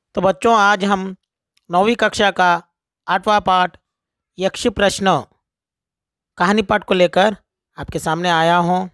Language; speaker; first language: Hindi; non-native, local second language; Telugu